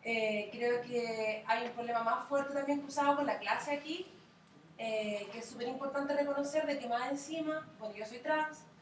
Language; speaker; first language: Spanish; native; Spanish